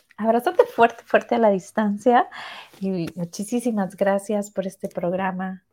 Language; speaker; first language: Spanish; native; Spanish